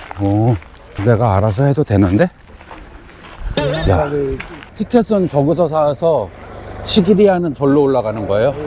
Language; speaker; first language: Korean; native; Korean